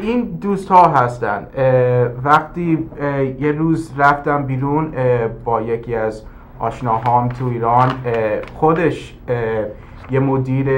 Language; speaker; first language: Persian; early bilingual, heritage; English